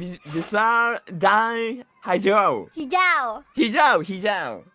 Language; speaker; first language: Indonesian; non-native, learner; Japanese